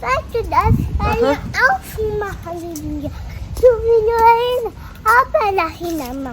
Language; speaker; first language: German; early bilingual, other home language; Telugu